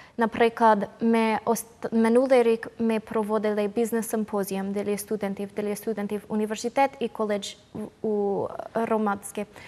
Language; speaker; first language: Ukrainian; non-native, learner; English